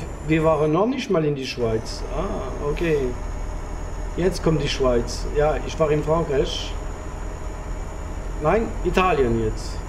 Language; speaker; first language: German; non-native, learner; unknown